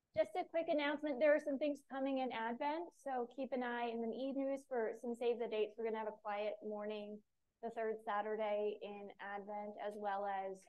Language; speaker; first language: English; native; English